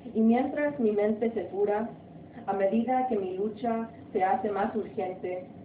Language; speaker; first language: Spanish; early bilingual, heritage; Spanish